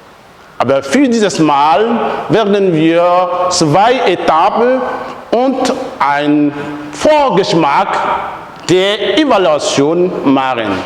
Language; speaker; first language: German; non-native, fluent; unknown